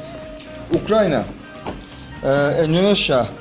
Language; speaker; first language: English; non-native, learner; Turkish